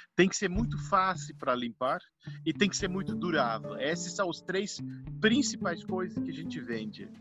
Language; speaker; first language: Portuguese; non-native, fluent; Dutch